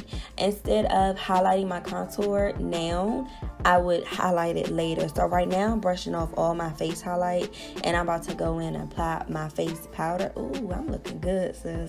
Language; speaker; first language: English; native; English